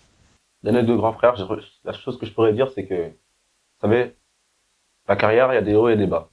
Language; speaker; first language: French; native; French